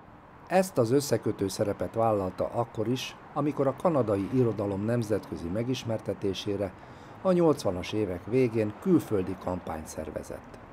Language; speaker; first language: Hungarian; native; Hungarian